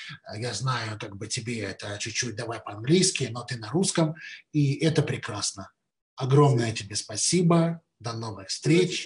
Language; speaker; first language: Russian; native; Russian